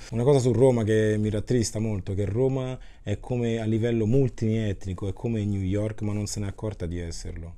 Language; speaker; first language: Italian; early bilingual, other home language; Kabuverdianu